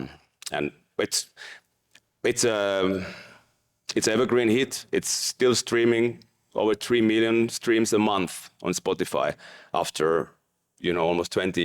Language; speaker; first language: English; non-native, fluent; Finnish